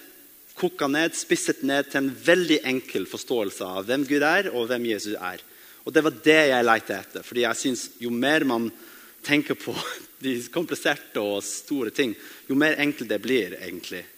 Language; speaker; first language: Norwegian; non-native, fluent; English